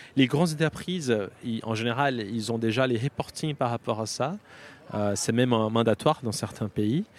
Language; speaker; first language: French; non-native, fluent; Portuguese